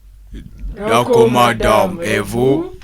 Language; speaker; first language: French; non-native, learner; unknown